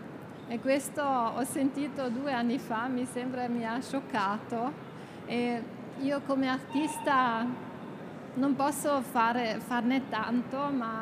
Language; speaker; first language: Italian; non-native, fluent; German